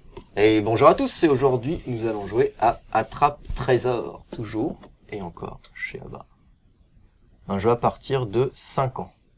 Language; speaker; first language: French; native; French